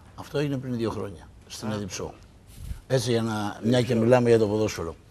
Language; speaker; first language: Greek; native; Greek